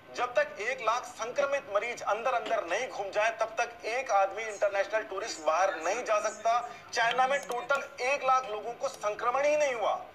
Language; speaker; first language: Hindi; native; Hindi